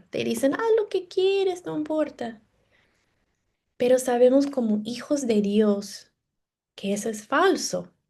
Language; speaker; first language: Spanish; non-native, fluent; English